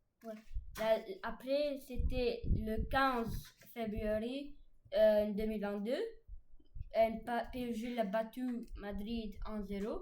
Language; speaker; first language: French; non-native, learner; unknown